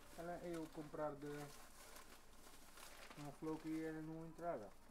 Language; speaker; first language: Portuguese; non-native, learner; Dutch